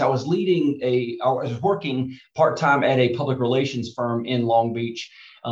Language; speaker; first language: English; native; English